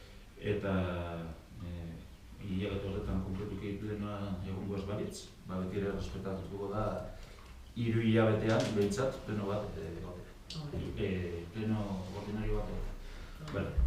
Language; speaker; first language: Basque; native; Basque